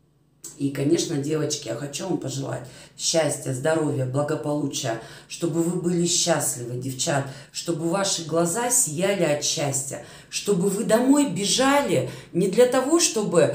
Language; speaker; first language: Russian; native; Russian